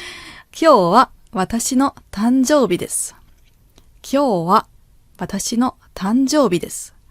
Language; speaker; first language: Japanese; non-native, fluent; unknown